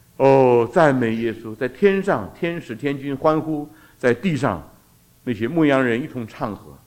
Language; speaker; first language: Chinese; native; Chinese